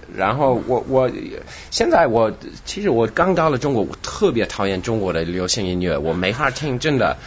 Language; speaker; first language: Chinese; non-native, fluent; English